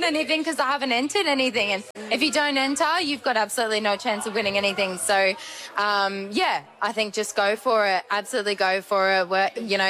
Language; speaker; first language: English; native; English